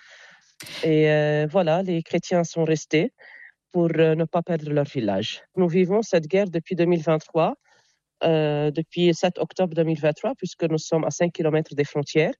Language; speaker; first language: French; non-native, local second language; Arabic